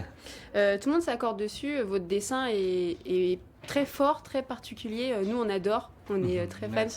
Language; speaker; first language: French; native; French